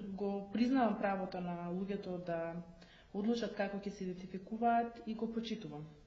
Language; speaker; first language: Macedonian; non-native, fluent; English